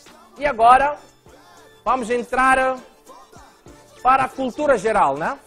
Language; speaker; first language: Portuguese; native; Portuguese